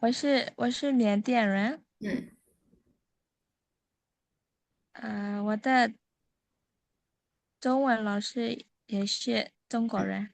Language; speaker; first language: Chinese; non-native, learner; Burmese